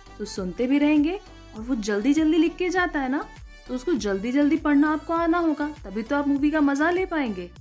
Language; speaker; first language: Hindi; native; Hindi